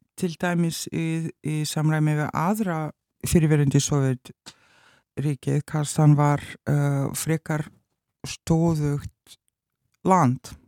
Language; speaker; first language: Icelandic; non-native, learner; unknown